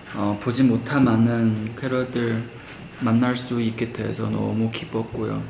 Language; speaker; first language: Korean; non-native, fluent; Chinese